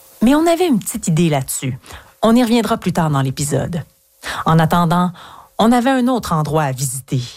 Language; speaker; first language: French; native; French